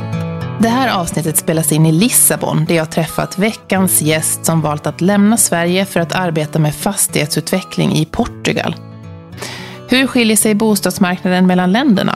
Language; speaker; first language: Swedish; native; Swedish